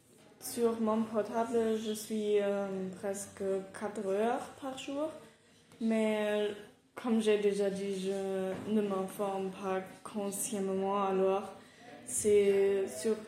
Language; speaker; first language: French; non-native, learner; German